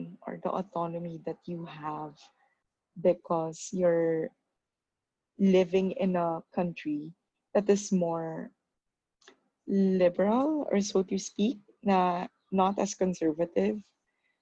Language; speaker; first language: English; non-native, local second language; Filipino